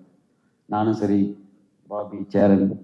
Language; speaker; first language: Tamil; native; Tamil